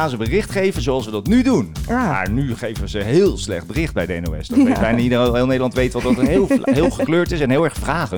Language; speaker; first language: Dutch; native; Dutch